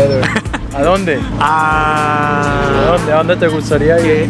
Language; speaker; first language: Spanish; native; Spanish